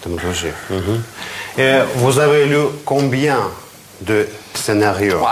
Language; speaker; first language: French; non-native, fluent; Russian